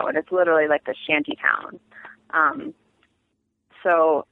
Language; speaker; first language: English; native; English